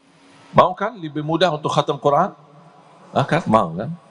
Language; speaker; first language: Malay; non-native, fluent; Arabic